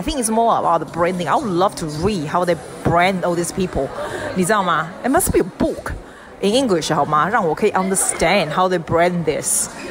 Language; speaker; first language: English; non-native, fluent; Chinese